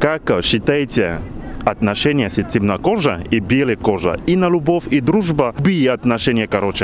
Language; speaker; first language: Russian; non-native, learner; French